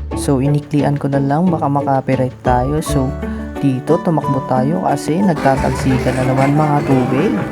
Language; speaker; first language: Filipino; native; Filipino